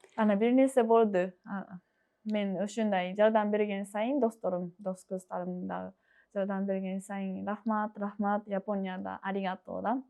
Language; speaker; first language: Kyrgyz; non-native, fluent; Japanese